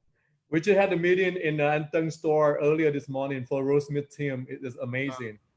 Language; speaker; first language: English; non-native, fluent; Vietnamese